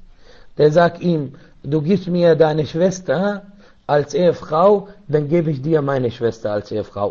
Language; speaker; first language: German; non-native, learner; Arabic